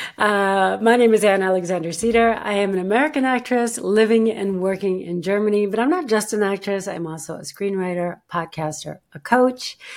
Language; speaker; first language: English; native; English